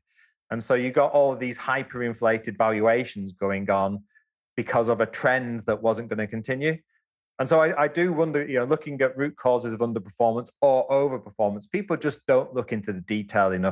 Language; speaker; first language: English; native; English